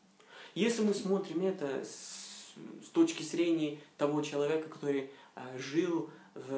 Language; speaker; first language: Russian; non-native, fluent; Norwegian